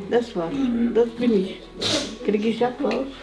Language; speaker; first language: German; non-native, fluent; Russian